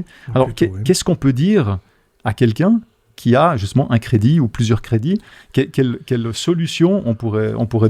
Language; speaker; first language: French; native; French